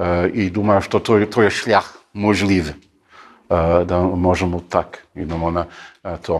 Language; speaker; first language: Ukrainian; non-native, learner; English